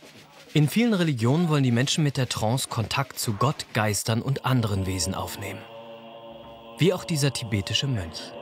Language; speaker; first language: German; native; German